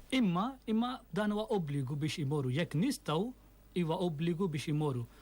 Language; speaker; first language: Maltese; non-native, fluent; Urdu